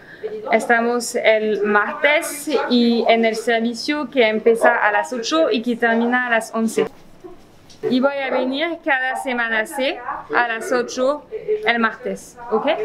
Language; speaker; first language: Spanish; non-native, fluent; French